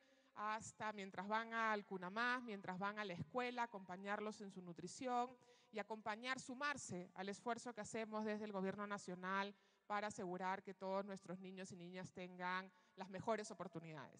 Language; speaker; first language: Spanish; native; Spanish